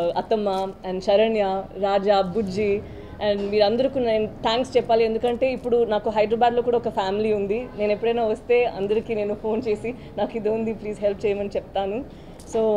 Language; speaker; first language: Telugu; non-native, learner; Tamil